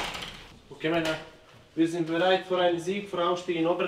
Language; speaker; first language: German; non-native, learner; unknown